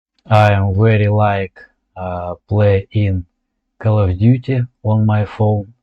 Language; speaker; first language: English; non-native, learner; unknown